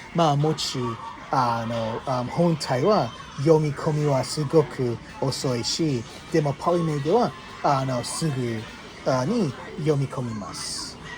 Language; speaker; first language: Japanese; non-native, fluent; English